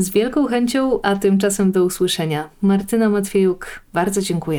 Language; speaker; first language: Polish; native; Polish